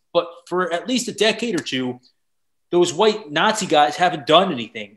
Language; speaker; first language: English; native; English